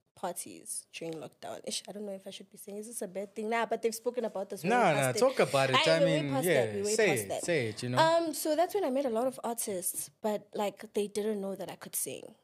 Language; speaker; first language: English; non-native, local second language; Xhosa